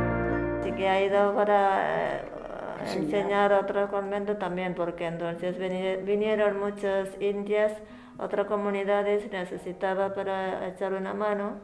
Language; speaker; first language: Spanish; non-native, learner; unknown